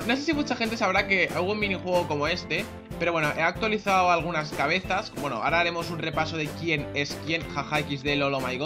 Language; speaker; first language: Spanish; native; Spanish